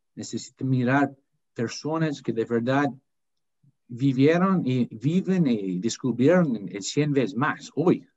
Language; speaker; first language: Spanish; non-native, fluent; English